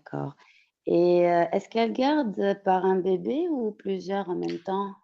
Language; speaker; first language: French; non-native, fluent; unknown